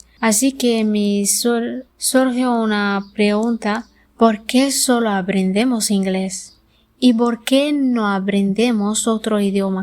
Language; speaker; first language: Spanish; non-native, learner; Arabic